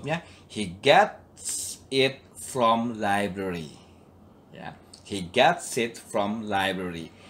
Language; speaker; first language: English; non-native, learner; Indonesian